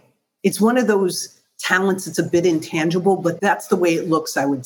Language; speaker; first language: English; native; English